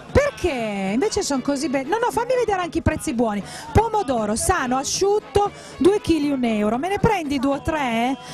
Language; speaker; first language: Italian; native; Italian